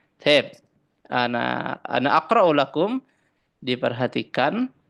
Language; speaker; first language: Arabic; non-native, fluent; Indonesian